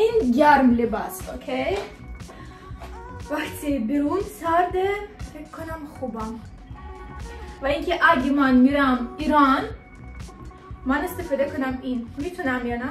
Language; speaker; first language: Persian; non-native, learner; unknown